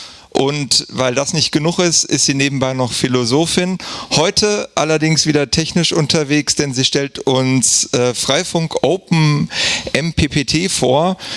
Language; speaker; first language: German; native; German